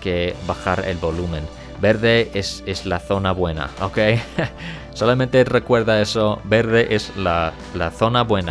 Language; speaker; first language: Spanish; non-native, fluent; English